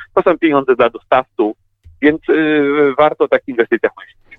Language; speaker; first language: Polish; native; Polish